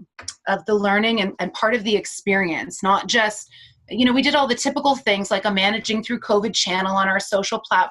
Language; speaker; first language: English; native; English